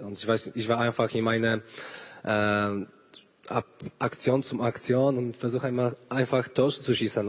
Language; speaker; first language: German; non-native, learner; Polish